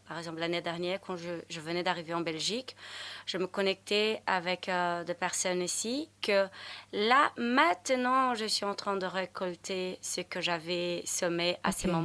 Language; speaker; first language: French; non-native, fluent; Portuguese